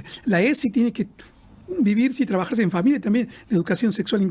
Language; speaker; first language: Spanish; native; Spanish